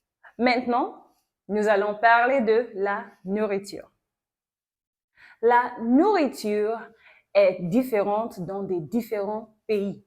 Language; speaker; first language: French; non-native, local second language; Yoruba